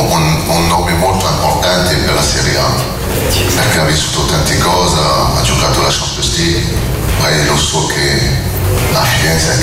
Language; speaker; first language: Italian; non-native, learner; French